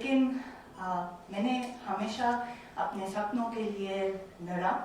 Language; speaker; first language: Hindi; non-native, learner; Romanian